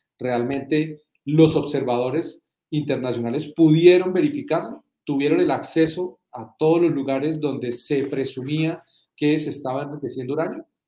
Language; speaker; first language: Spanish; native; Spanish